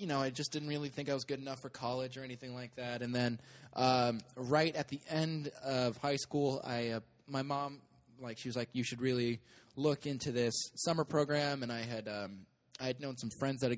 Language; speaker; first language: English; native; English